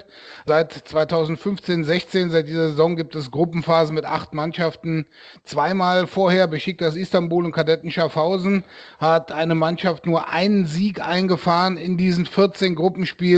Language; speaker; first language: German; native; German